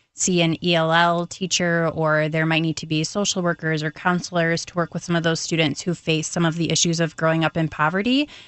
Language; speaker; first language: English; native; English